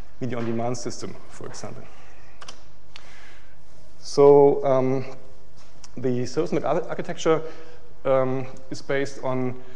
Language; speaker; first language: English; non-native, fluent; German